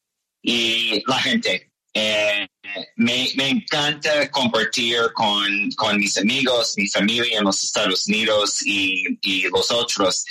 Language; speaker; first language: Spanish; non-native, learner; English